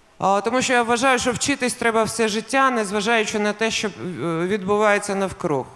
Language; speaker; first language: Ukrainian; non-native, local second language; Russian